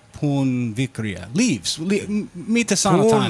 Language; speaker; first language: Finnish; non-native, learner; English